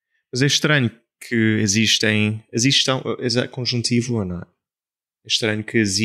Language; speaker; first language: Portuguese; non-native, fluent; English